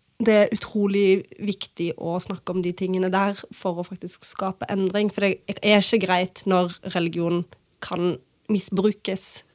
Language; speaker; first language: Norwegian; early bilingual, other home language; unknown